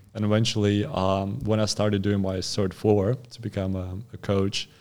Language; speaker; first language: English; non-native, fluent; Russian